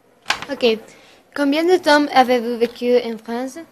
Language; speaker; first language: French; non-native, learner; Spanish